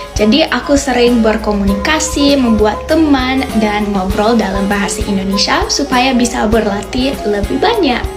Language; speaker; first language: Indonesian; non-native, fluent; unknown